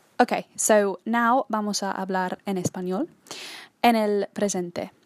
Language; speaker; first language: Spanish; non-native, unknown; English